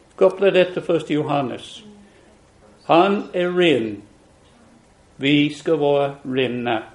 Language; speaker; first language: Swedish; non-native, fluent; English